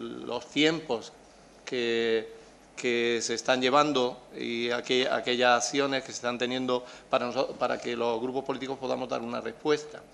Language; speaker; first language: Spanish; native; Spanish